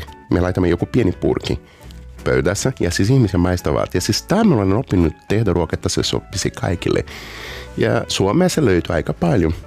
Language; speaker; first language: Finnish; non-native, fluent; Portuguese